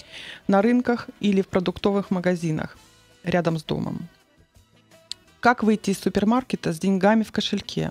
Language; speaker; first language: Russian; native; Russian